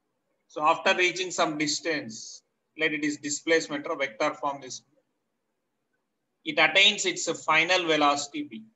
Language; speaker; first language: English; non-native, local second language; Telugu